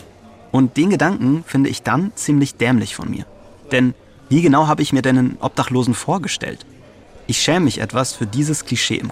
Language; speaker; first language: German; native; German